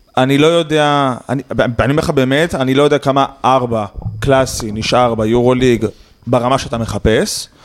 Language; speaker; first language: Hebrew; native; Hebrew